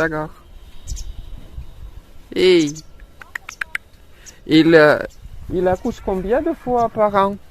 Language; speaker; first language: French; non-native, learner; Russian